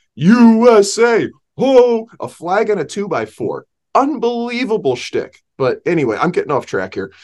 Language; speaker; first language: English; native; English